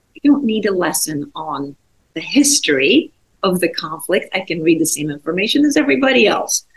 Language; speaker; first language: English; non-native, fluent; Czech